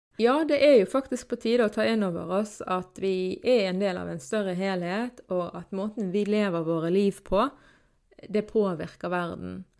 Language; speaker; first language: Norwegian; early bilingual, other home language; Arabic